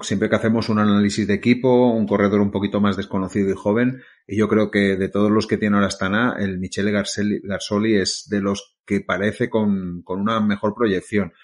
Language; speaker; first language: Spanish; native; Spanish